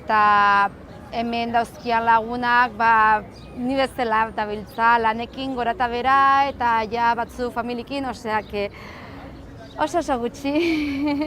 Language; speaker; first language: Basque; non-native, local second language; Spanish